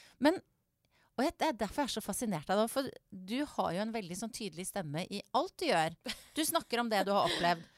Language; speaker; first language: Norwegian; native; Norwegian